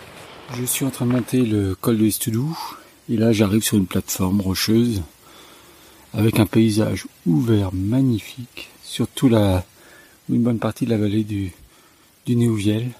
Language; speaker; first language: French; native; French